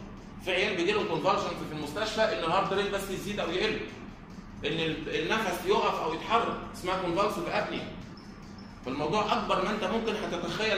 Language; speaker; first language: Arabic; native; Arabic